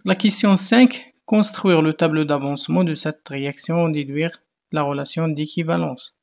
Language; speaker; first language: French; non-native, local second language; Arabic